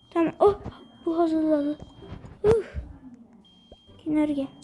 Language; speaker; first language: Turkish; early bilingual, heritage; Turkish